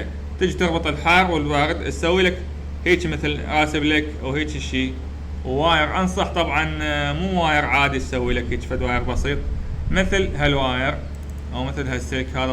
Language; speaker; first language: Arabic; native; Arabic